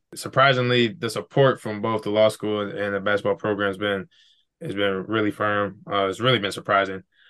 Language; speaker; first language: English; native; English